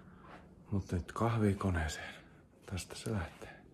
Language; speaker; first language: Finnish; native; Finnish